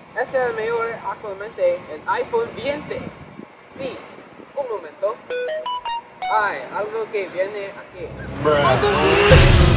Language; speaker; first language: Spanish; non-native, learner; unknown